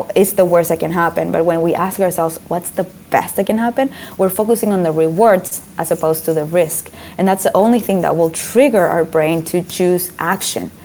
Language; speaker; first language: English; non-native, fluent; Spanish